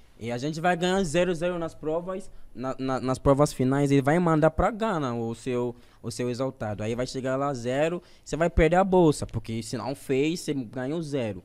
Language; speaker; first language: Portuguese; non-native, fluent; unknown